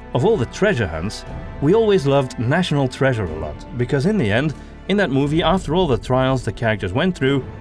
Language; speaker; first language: English; non-native, fluent; Dutch